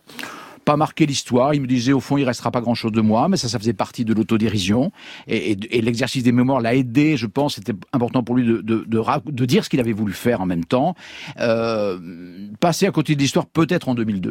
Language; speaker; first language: French; native; French